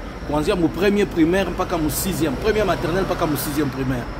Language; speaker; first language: French; non-native, local second language; Swahili